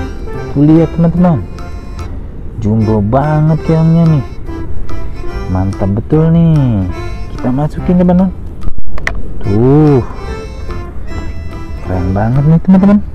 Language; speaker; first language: Indonesian; native; Indonesian